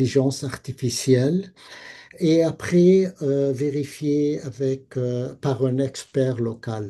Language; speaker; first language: French; non-native, fluent; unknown